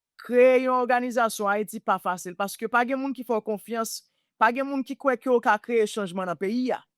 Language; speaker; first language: Haitian Creole; native; Haitian Creole